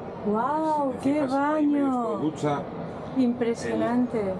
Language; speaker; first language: Spanish; native; Spanish